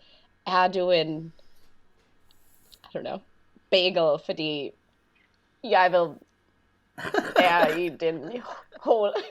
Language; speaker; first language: Danish; non-native, learner; English